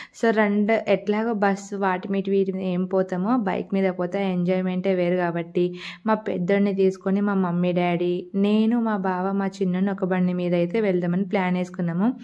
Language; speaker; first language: Telugu; non-native, local second language; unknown